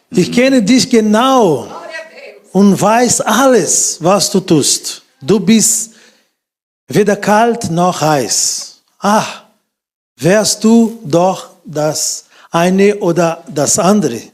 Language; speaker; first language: German; non-native, fluent; Portuguese